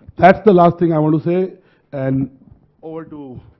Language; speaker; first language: English; non-native, local second language; Hindi